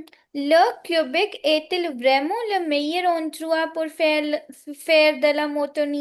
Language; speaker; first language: French; non-native, fluent; Punjabi